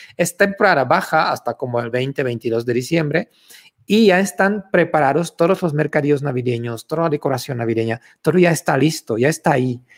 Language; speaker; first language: Spanish; non-native, fluent; Czech